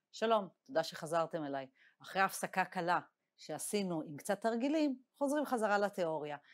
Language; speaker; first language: Hebrew; native; Hebrew